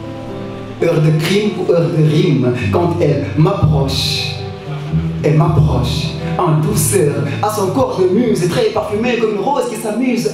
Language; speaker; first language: French; non-native, local second language; Wolof